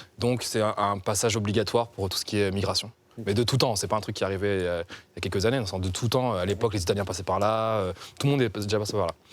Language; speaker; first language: French; native; French